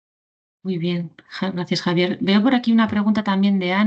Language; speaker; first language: Spanish; native; Spanish